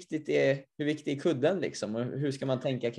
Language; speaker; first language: Swedish; native; Swedish